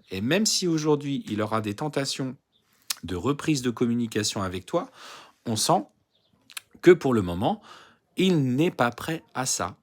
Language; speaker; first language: French; native; French